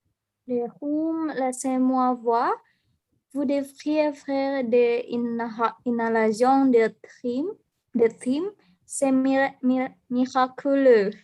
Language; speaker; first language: French; non-native, learner; Indonesian